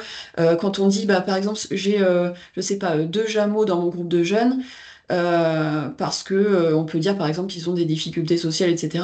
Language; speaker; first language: French; native; French